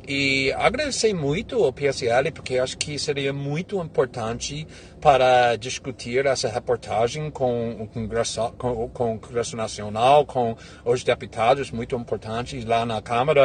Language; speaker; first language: Portuguese; non-native, fluent; English